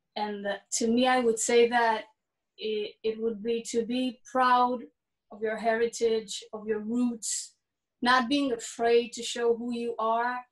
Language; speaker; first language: English; early bilingual, heritage; Hebrew